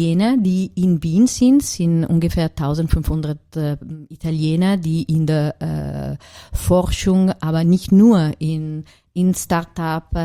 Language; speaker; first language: German; non-native, fluent; Italian